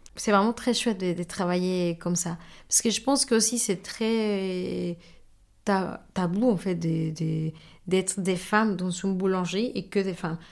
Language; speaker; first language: French; non-native, fluent; Spanish